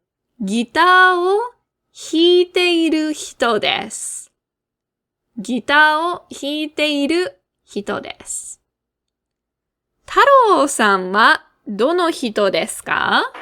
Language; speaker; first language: Japanese; non-native, fluent; English